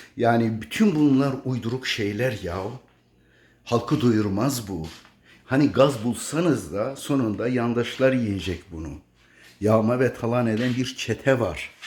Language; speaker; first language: Turkish; native; Turkish